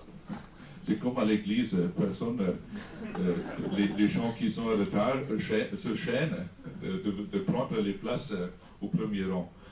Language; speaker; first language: French; non-native, fluent; German